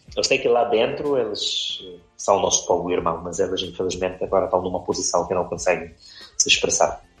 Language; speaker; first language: Portuguese; non-native, fluent; Ukrainian